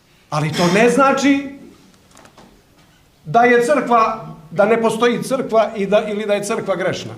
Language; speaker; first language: Croatian; native; Croatian